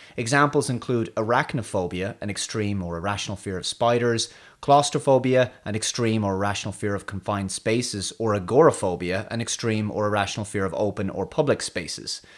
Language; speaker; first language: English; native; English